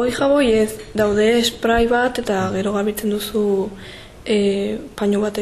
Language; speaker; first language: Basque; non-native, local second language; Spanish